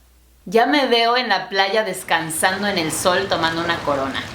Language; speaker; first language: Spanish; non-native, fluent; English